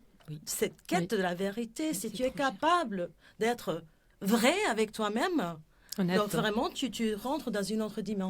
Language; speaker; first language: French; non-native, fluent; Spanish